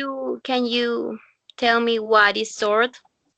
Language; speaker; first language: English; non-native, learner; Spanish